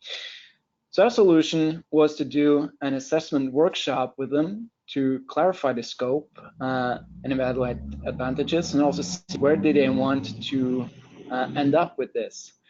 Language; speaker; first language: English; non-native, fluent; Norwegian